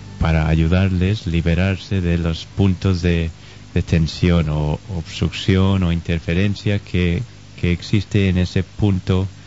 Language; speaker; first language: Spanish; non-native, fluent; English